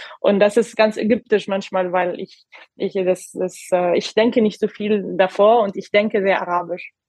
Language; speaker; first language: German; non-native, fluent; Arabic